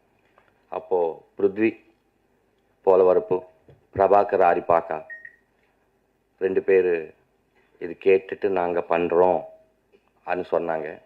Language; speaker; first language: Tamil; non-native, learner; Telugu